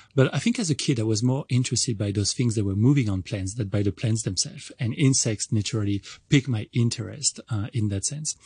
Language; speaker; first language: English; non-native, fluent; French